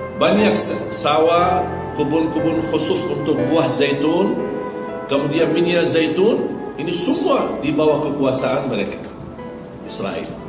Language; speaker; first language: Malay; non-native, fluent; Arabic